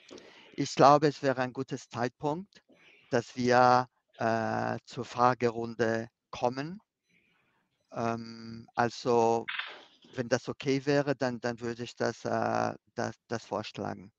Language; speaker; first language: German; non-native, fluent; Spanish